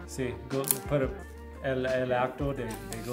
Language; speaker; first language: Spanish; non-native, learner; English